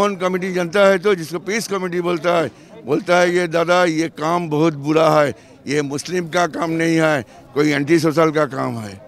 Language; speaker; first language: Hindi; non-native, local second language; Bangla